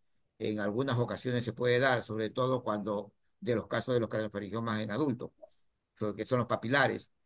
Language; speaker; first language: Spanish; native; Spanish